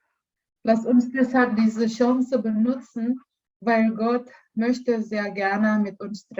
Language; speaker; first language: German; non-native, learner; Indonesian